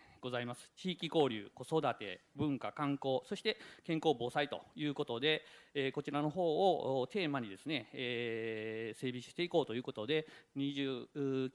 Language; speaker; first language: Japanese; native; Japanese